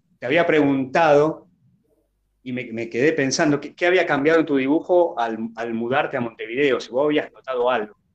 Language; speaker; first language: Spanish; native; Spanish